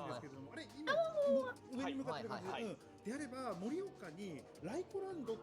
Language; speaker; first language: Japanese; native; Japanese